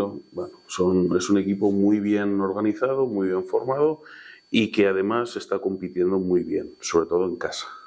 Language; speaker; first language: Spanish; native; Spanish